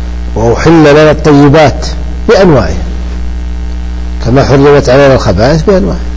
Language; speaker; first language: Arabic; native; Arabic